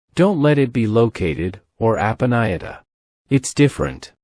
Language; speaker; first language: English; non-native, learner; Thai